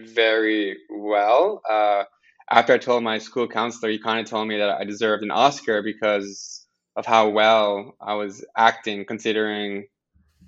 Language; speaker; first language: English; native; English